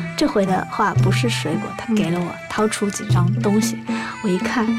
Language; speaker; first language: Chinese; native; Chinese